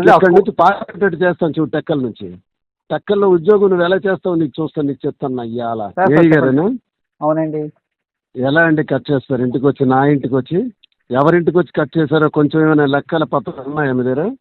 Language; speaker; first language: Telugu; native; Telugu